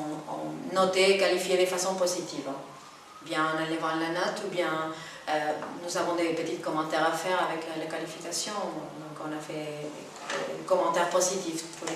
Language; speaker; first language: French; non-native, fluent; Spanish